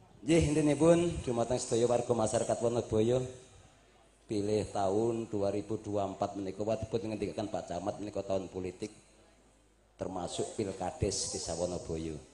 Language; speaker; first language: Javanese; native; Javanese